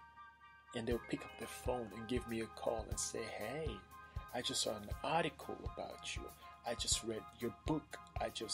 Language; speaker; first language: English; non-native, local second language; Krio